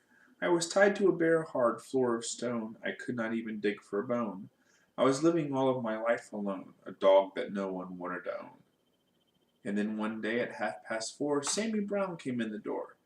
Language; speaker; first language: English; native; English